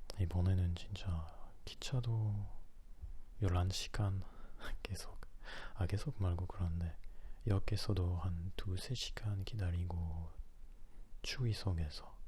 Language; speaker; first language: Korean; non-native, learner; French